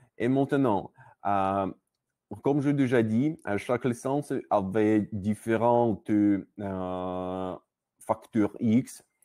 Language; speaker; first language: French; non-native, learner; Russian